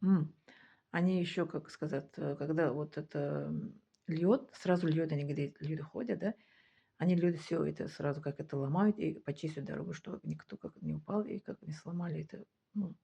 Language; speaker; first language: Russian; non-native, fluent; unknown